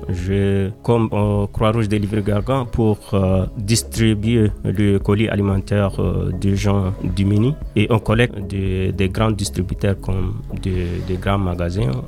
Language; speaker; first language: French; non-native, learner; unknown